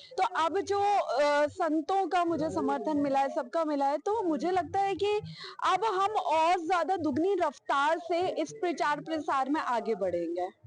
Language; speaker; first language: Hindi; native; Hindi